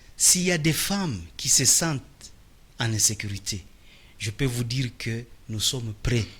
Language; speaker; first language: French; non-native, local second language; Swahili